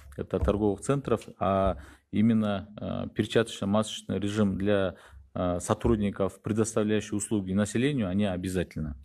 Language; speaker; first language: Russian; non-native, local second language; Kyrgyz